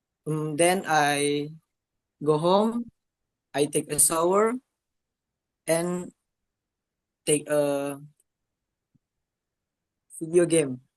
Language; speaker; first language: English; non-native, learner; Indonesian